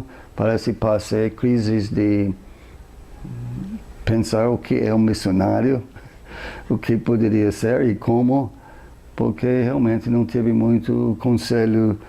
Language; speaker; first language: Portuguese; non-native, fluent; English